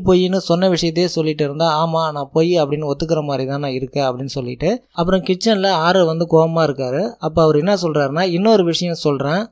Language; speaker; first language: Tamil; native; Tamil